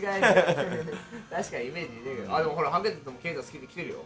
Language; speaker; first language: Japanese; native; Japanese